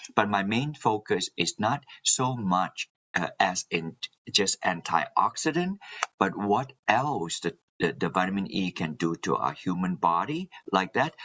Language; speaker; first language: English; non-native, local second language; Min Nan Chinese